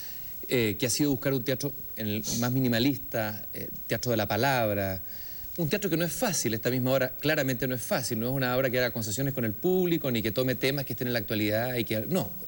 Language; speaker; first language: Spanish; native; Spanish